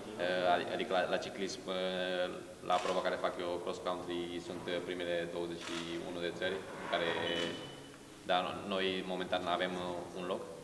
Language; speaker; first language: Romanian; early bilingual, heritage; Romanian